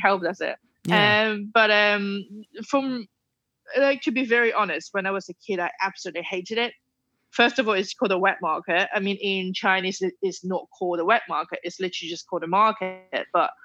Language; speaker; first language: English; non-native, local second language; Cantonese